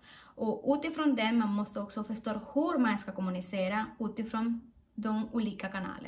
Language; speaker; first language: Swedish; non-native, fluent; Spanish